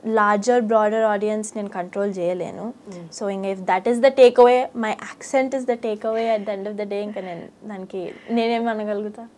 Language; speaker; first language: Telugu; early bilingual, heritage; Telugu